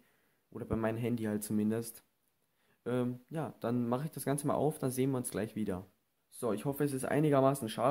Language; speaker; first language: German; native; German